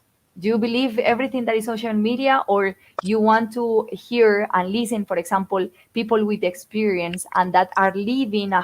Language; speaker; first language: English; non-native, fluent; Spanish